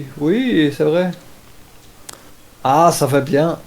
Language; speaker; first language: French; non-native, learner; German